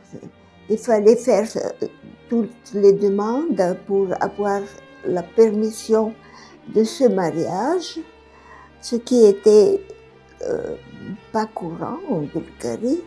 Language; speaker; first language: French; non-native, fluent; Bulgarian